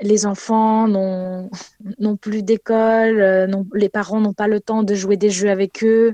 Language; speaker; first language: French; non-native, fluent; Ukrainian